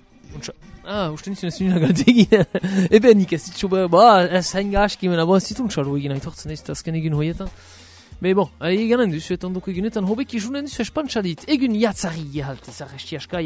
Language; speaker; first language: Basque; native; Basque